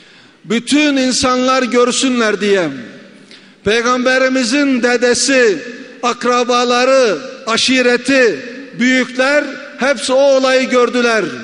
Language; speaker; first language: Turkish; native; Turkish